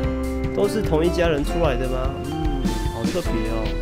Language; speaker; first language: Chinese; native; Chinese